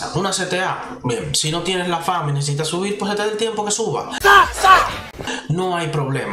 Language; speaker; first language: Spanish; native; Spanish